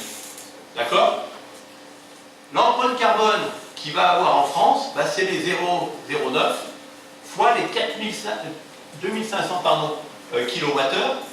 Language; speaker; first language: French; native; French